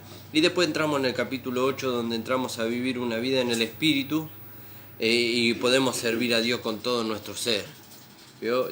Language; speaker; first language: Spanish; native; Spanish